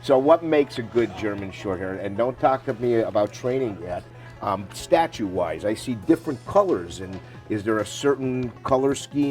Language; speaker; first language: English; native; English